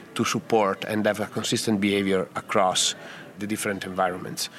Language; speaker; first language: English; non-native, fluent; Italian